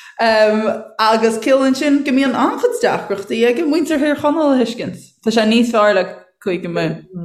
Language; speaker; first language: Irish; native; Irish